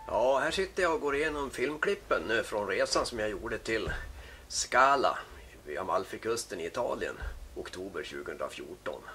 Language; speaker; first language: Swedish; native; Swedish